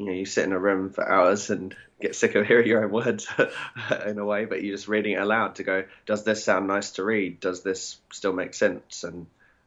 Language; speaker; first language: English; native; English